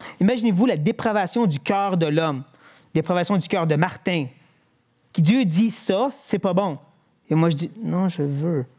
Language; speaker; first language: French; native; French